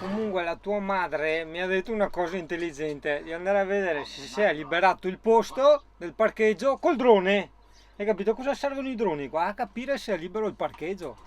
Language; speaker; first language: Italian; native; Italian